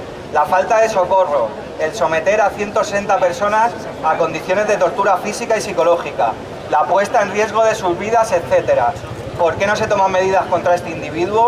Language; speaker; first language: Spanish; native; Spanish